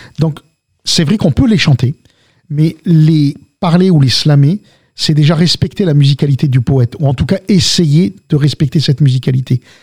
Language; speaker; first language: French; early bilingual, other home language; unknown